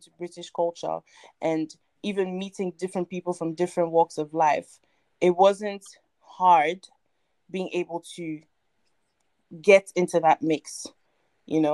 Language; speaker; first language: English; non-native, local second language; French